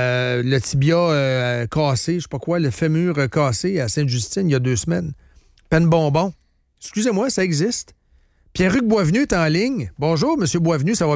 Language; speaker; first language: French; native; French